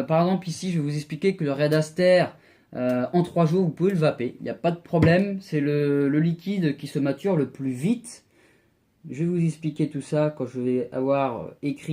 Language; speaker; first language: French; native; French